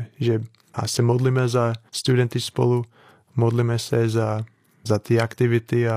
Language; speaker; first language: Czech; non-native, fluent; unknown